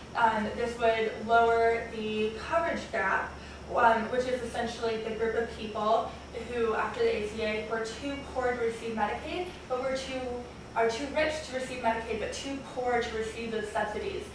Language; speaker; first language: English; native; English